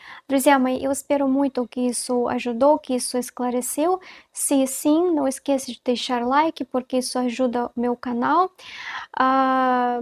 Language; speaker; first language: Portuguese; non-native, fluent; Russian